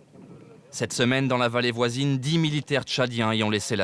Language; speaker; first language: French; native; French